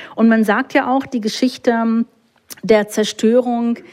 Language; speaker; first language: German; non-native, fluent; English